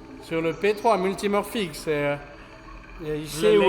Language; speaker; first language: French; native; French